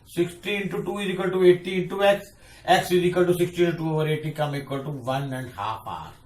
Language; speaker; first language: English; non-native, local second language; Punjabi